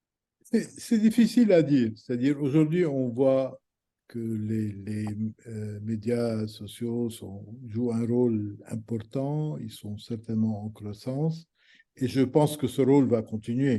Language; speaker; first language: French; non-native, local second language; Arabic